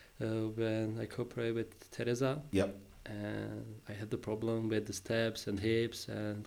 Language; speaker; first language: English; non-native, learner; Czech